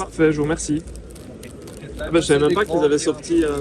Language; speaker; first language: French; native; French